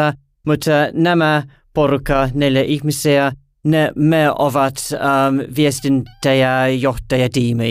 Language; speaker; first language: Finnish; non-native, learner; English